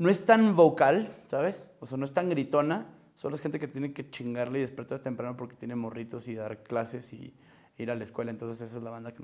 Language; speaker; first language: Spanish; native; Spanish